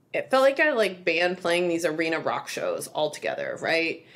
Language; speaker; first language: English; native; English